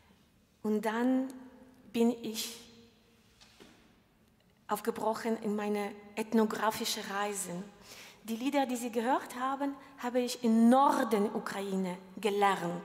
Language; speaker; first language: German; non-native, fluent; Ukrainian